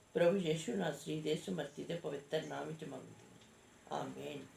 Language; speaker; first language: Hindi; non-native, local second language; Punjabi